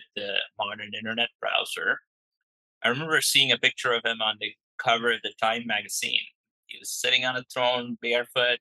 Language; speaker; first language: English; non-native, local second language; Malayalam